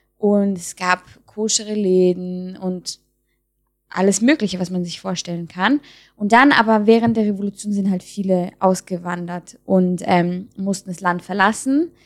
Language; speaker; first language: German; native; German